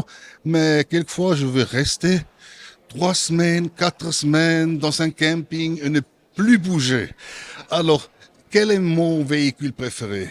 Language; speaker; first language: French; non-native, local second language; German